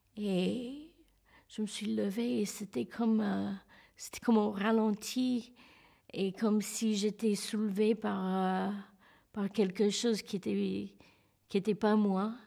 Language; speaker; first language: French; non-native, fluent; English